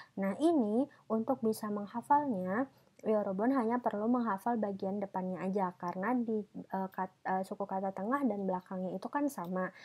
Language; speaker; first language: Indonesian; native; Indonesian